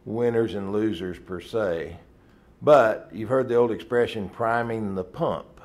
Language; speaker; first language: English; native; English